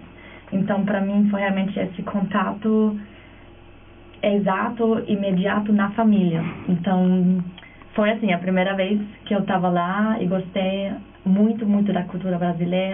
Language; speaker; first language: Portuguese; non-native, fluent; German